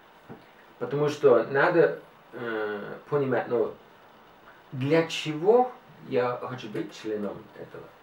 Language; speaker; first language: Russian; non-native, fluent; English